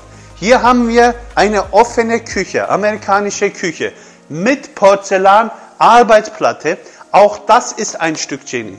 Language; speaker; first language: German; non-native, fluent; Turkish